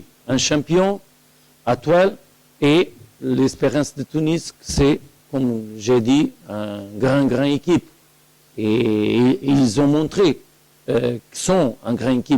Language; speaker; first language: French; non-native, learner; Portuguese